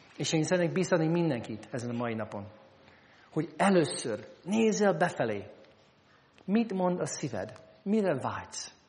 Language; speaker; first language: Hungarian; non-native, fluent; English